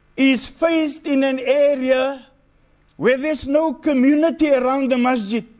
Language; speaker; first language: English; non-native, local second language; Afrikaans